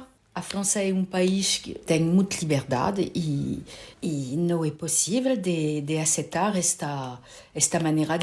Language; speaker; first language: Portuguese; early bilingual, heritage; Portuguese